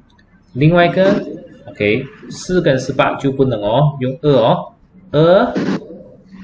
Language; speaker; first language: Chinese; native; Chinese